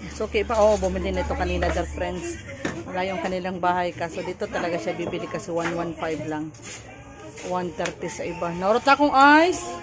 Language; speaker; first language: Filipino; non-native, local second language; Cebuano